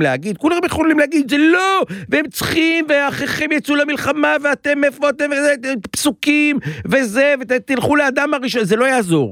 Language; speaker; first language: Hebrew; native; Hebrew